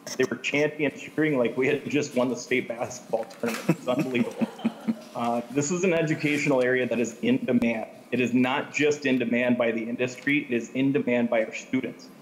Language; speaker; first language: English; native; English